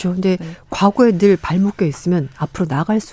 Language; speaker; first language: Korean; native; Korean